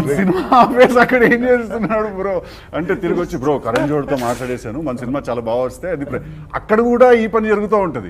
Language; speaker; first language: Telugu; native; Telugu